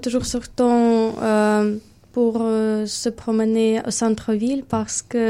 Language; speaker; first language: French; non-native, learner; Ukrainian